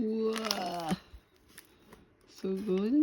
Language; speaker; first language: Japanese; non-native, fluent; Filipino